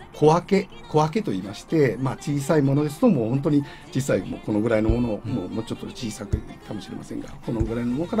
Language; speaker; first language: Japanese; native; Japanese